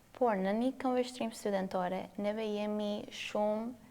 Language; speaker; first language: Albanian; early bilingual, heritage; Albanian